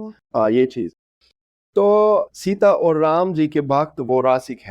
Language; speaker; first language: Hindi; non-native, fluent; Russian